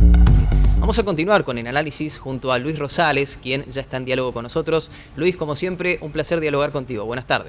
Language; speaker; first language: Spanish; native; Spanish